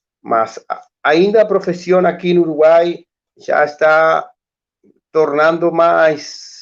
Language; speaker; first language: Portuguese; non-native, learner; Spanish